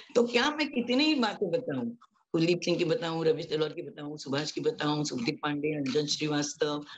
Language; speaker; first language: Hindi; non-native, local second language; Marathi